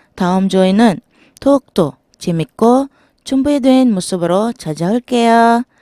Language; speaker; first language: Korean; non-native, learner; Filipino